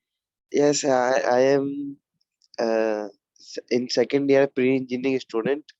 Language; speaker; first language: English; non-native, learner; Urdu